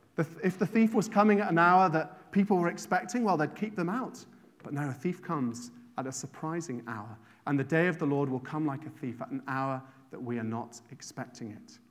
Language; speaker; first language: English; native; English